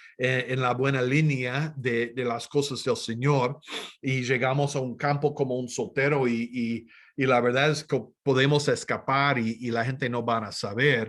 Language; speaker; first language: Spanish; non-native, fluent; English